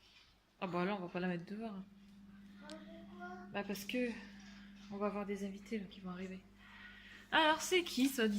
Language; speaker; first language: French; native; French